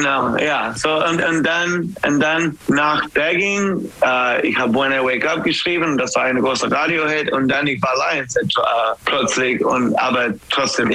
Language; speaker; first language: German; non-native, learner; English